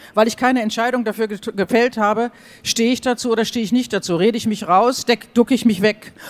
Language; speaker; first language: German; native; German